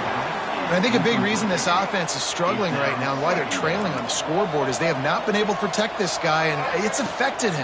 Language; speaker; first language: English; native; English